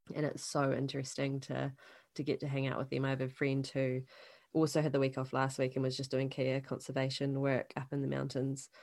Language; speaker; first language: English; native; English